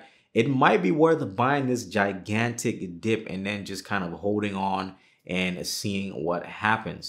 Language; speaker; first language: English; native; English